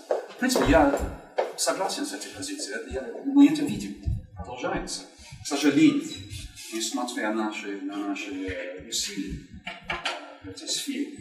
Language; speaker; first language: Russian; non-native, fluent; English